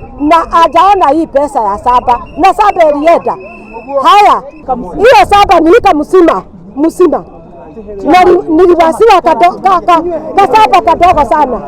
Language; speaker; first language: Swahili; non-native, local second language; Kikuyu